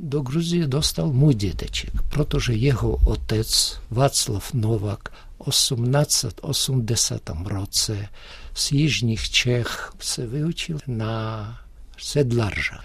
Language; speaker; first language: Czech; early bilingual, heritage; Russian